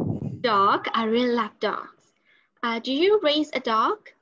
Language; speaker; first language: English; non-native, learner; Vietnamese